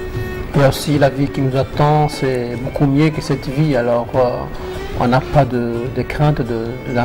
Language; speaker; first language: French; non-native, fluent; Arabic